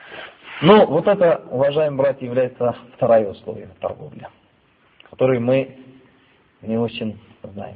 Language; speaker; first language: Russian; non-native, fluent; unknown